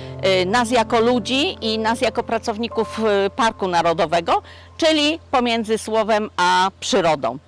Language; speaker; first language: Polish; native; Polish